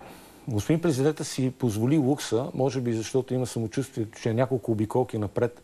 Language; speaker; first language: Bulgarian; native; Bulgarian